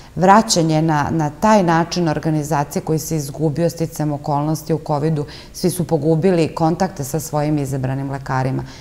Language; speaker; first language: Serbian; native; Serbian